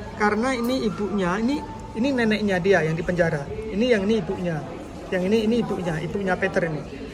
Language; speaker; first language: Indonesian; native; Indonesian